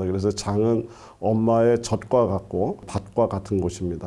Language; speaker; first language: Korean; native; Korean